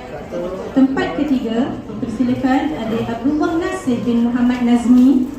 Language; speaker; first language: Malay; native; Malay